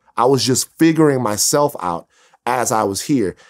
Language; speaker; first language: English; native; English